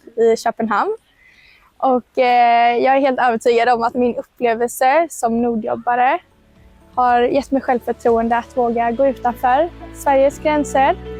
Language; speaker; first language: Swedish; native; Swedish